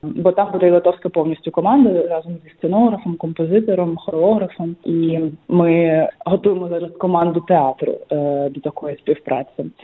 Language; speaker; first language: Ukrainian; native; Ukrainian